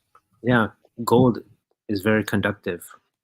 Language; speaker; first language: English; native; English